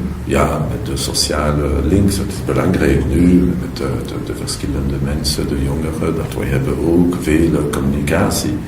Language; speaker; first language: Dutch; non-native, local second language; French